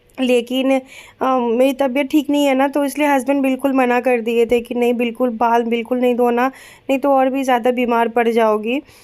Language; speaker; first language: Hindi; native; Hindi